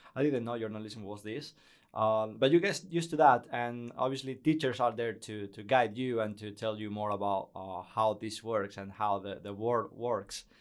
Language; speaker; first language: English; non-native, fluent; Spanish